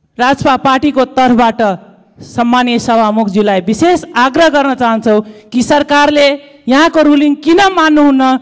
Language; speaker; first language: Nepali; non-native, local second language; Dangaura Tharu